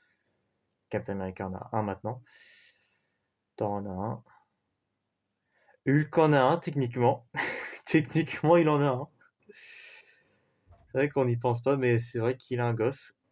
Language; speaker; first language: French; native; French